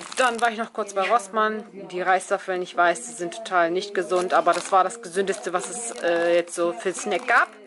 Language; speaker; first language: German; early bilingual, other home language; Turkish